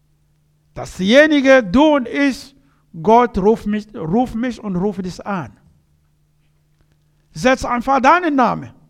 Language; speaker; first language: German; non-native, learner; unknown